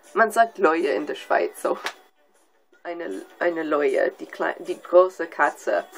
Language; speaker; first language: German; non-native, learner; English